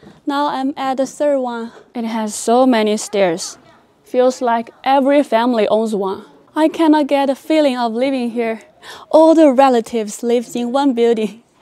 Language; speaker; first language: English; non-native, fluent; Chinese